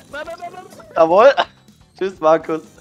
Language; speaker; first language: German; native; German